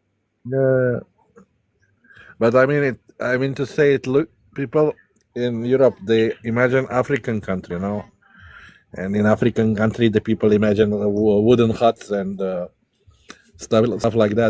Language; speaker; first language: English; non-native, fluent; Slovenian